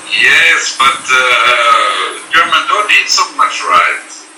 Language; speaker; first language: English; non-native, fluent; German